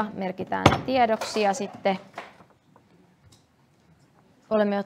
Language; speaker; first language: Finnish; native; Finnish